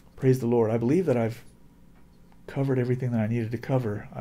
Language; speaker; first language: English; native; English